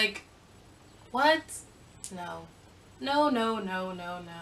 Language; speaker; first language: English; native; English